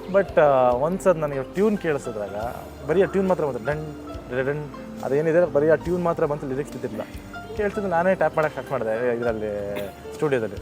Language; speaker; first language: Kannada; native; Kannada